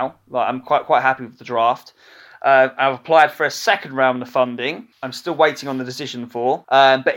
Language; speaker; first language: English; native; English